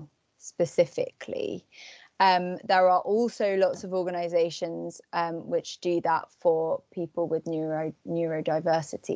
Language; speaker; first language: English; native; English